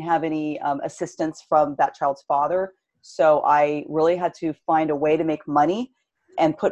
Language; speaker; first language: English; native; English